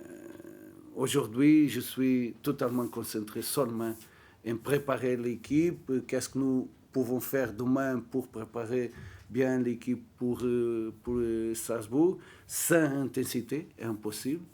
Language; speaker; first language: French; non-native, learner; Portuguese